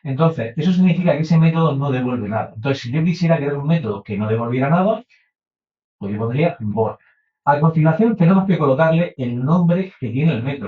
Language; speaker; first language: Spanish; native; Spanish